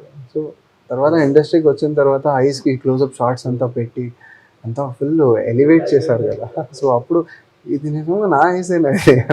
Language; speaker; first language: Telugu; non-native, fluent; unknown